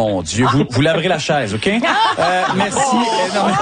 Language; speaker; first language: French; native; French